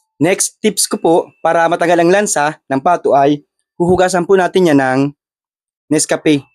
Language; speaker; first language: Filipino; native; Filipino